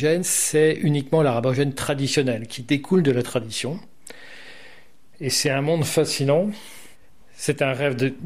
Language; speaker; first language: French; native; French